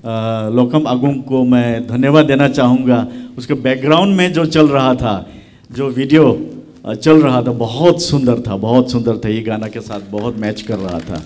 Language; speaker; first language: Hindi; non-native, local second language; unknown